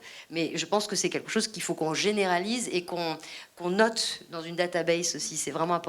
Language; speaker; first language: French; native; French